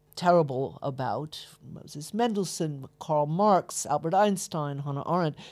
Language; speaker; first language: English; native; English